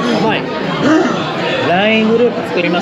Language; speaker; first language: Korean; non-native, learner; Japanese